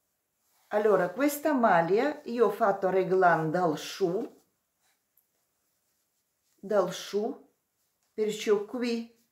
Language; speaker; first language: Italian; non-native, learner; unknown